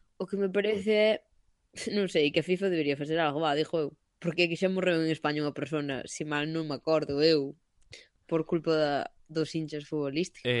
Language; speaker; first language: Galician; non-native, local second language; Spanish